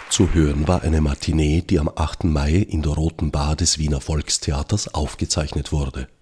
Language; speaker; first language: German; native; German